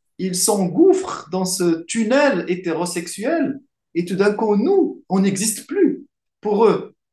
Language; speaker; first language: French; non-native, local second language; Arabic